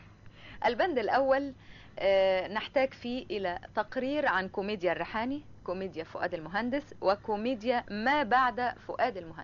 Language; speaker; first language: Arabic; native; Arabic